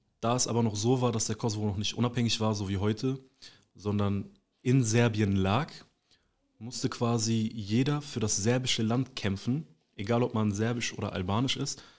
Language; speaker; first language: German; native; German